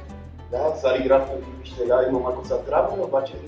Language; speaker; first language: Bulgarian; non-native, learner; Spanish